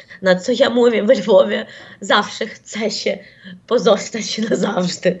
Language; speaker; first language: Polish; non-native, fluent; Ukrainian